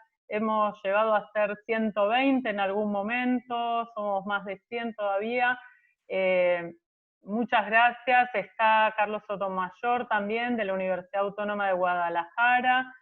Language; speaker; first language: Spanish; native; Spanish